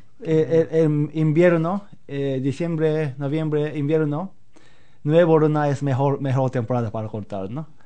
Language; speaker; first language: Spanish; non-native, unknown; Japanese